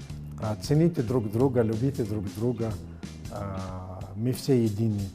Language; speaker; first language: Russian; non-native, learner; Arabic